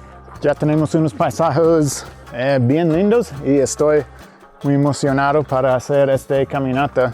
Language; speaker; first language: Spanish; non-native, fluent; English